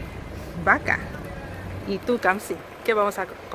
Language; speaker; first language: Spanish; non-native, fluent; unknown